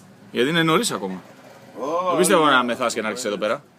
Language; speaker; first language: Greek; native; Greek